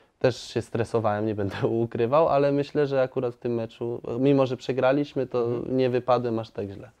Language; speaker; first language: Polish; early bilingual, other home language; Spanish